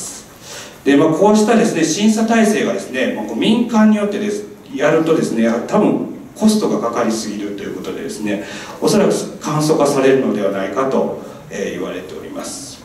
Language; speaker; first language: Japanese; native; Japanese